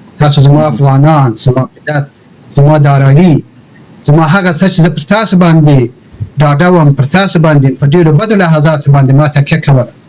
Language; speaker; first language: Pashto; non-native, local second language; Persian